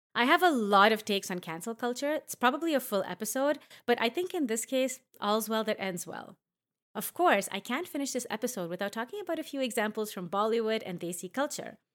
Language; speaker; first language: English; early bilingual, other home language; Hindi